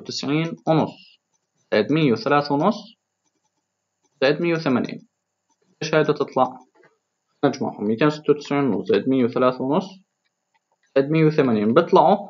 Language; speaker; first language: Arabic; native; Arabic